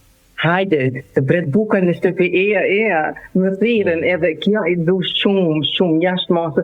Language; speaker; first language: Albanian; non-native, learner; German